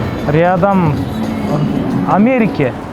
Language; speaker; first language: Russian; non-native, local second language; Kyrgyz